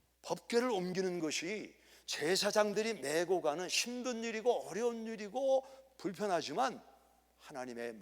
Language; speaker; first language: Korean; native; Korean